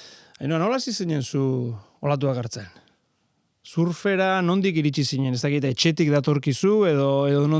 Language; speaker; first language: Basque; native; Basque